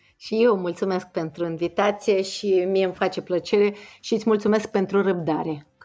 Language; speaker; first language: Romanian; non-native, fluent; Russian